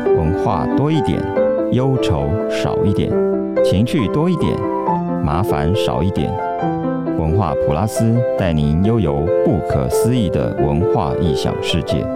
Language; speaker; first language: Chinese; native; Chinese